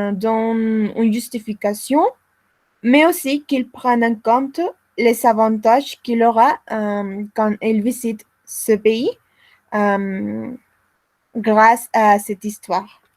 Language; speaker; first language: French; non-native, learner; Spanish